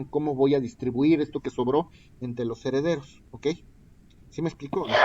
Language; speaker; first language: Spanish; native; Spanish